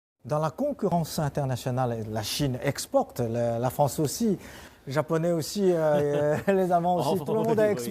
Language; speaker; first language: French; non-native, fluent; Chinese